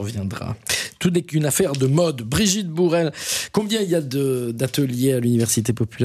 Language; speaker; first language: French; native; French